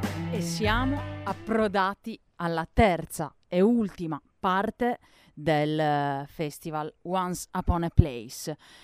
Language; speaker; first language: Italian; native; Italian